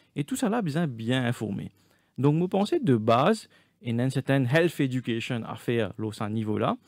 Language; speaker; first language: French; non-native, local second language; Morisyen